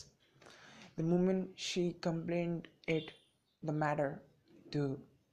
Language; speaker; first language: English; non-native, local second language; Bangla